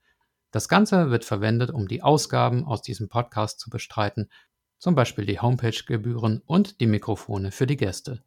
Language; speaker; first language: German; native; German